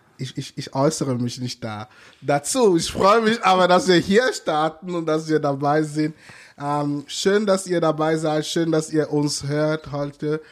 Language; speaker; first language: German; non-native, fluent; English